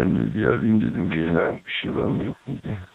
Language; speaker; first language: Turkish; native; Turkish